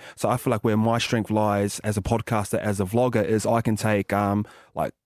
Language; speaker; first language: English; native; English